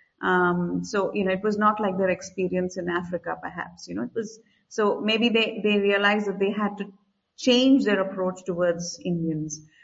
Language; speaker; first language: English; non-native, local second language; Hindi